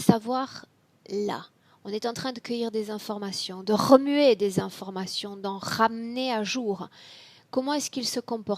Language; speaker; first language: French; native; French